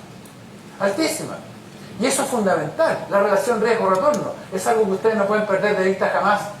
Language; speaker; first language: Spanish; native; Spanish